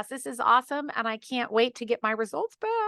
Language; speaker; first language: English; native; English